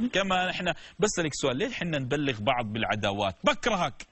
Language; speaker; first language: Arabic; native; Arabic